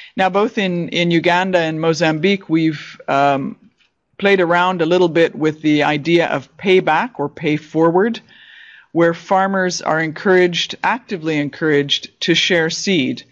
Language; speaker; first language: English; native; English